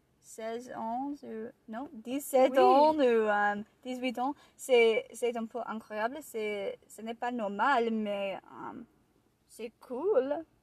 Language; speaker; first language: French; non-native, learner; English